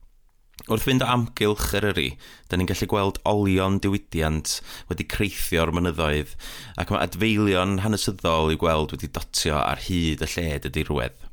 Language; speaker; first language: Welsh; native; Welsh